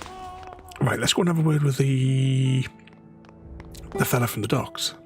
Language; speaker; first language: English; native; English